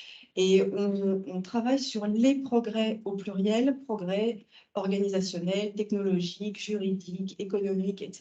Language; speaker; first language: French; native; French